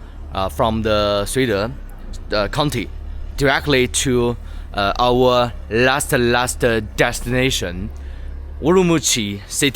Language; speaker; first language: English; non-native, learner; Chinese